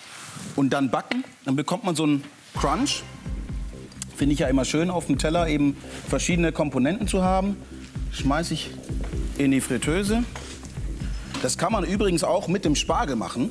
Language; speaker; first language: German; native; German